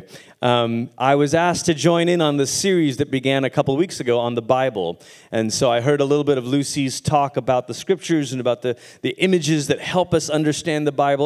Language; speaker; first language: English; native; English